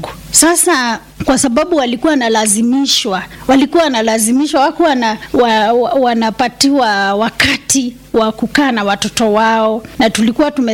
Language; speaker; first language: Swahili; non-native, local second language; Kamba